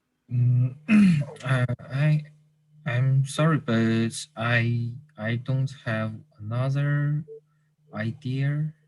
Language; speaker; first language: English; non-native, learner; Chinese